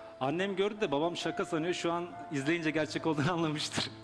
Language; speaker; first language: Turkish; native; Turkish